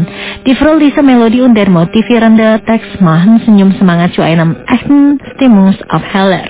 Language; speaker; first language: German; non-native, fluent; Indonesian